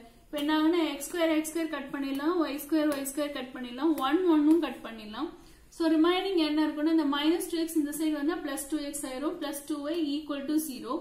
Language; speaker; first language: Tamil; native; Tamil